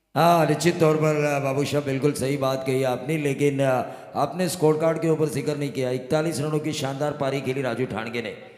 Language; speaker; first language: Hindi; non-native, local second language; Marathi